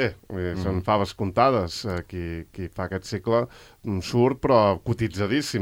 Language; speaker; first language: Catalan; native; Catalan